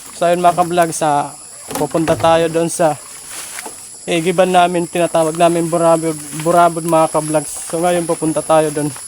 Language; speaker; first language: Filipino; non-native, local second language; Waray